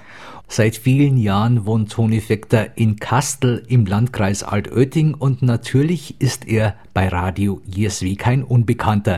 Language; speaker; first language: German; native; German